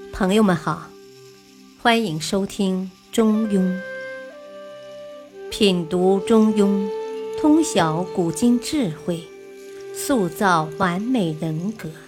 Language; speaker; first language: Chinese; native; Chinese